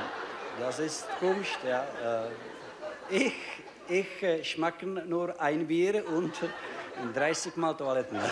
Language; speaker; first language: German; non-native, learner; Czech